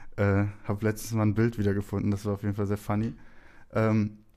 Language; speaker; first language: German; native; German